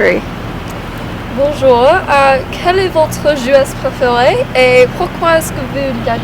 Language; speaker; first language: French; non-native, learner; English